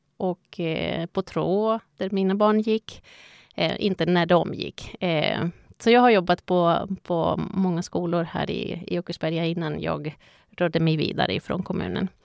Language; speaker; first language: Swedish; non-native, fluent; Spanish